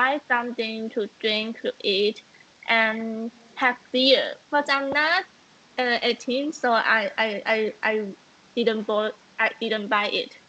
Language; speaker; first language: English; non-native, learner; Chinese